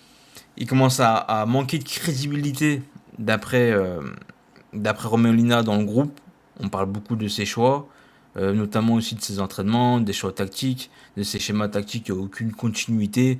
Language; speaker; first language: French; native; French